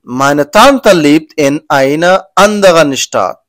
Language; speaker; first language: German; non-native, learner; Persian